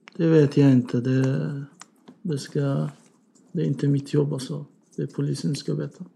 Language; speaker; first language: Swedish; non-native, learner; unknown